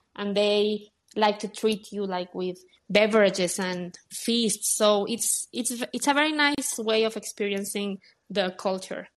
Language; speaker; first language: English; non-native, fluent; Spanish